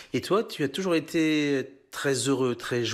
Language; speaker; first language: French; native; French